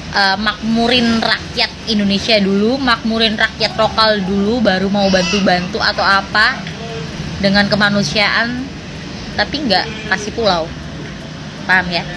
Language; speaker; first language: Indonesian; native; Indonesian